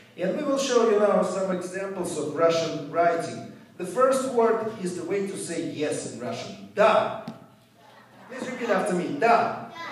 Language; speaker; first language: English; non-native, fluent; Russian